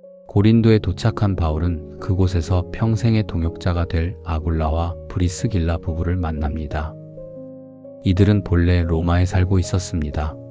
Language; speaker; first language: Korean; native; Korean